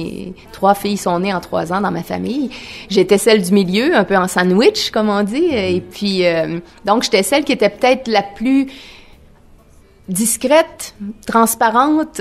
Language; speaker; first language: French; native; French